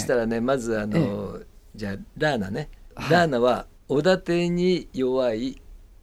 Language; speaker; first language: Japanese; native; Japanese